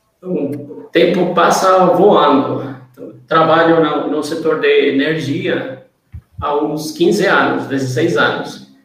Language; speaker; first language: Portuguese; non-native, fluent; Spanish